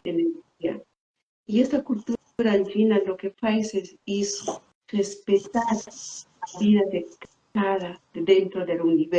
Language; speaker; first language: Portuguese; non-native, fluent; Spanish